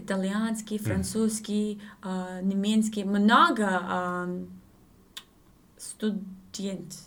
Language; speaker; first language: Russian; non-native, learner; English